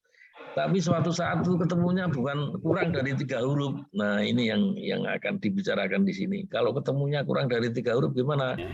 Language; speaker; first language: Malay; non-native, local second language; Javanese